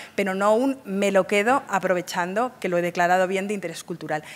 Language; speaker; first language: Spanish; native; Spanish